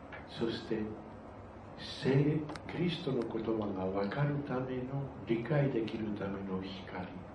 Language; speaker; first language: Japanese; non-native, fluent; Spanish